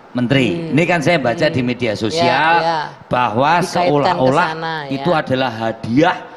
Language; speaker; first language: Indonesian; native; Indonesian